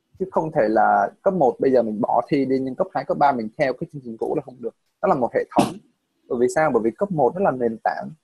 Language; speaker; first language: Vietnamese; native; Vietnamese